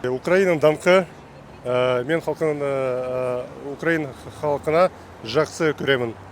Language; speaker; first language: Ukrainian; non-native, learner; Kazakh